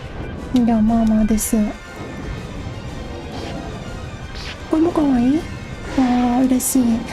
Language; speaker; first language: Japanese; non-native, learner; English